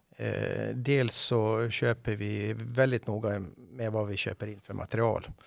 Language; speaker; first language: Swedish; native; Swedish